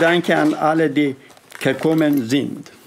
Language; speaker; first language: German; non-native, learner; Persian